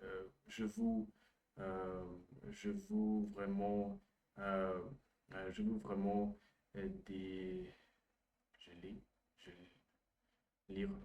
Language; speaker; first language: French; non-native, learner; Russian